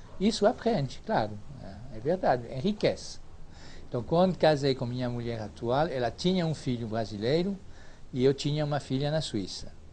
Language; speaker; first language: Portuguese; non-native, fluent; French